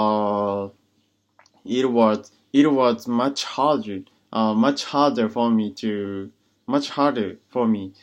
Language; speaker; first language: English; non-native, learner; Japanese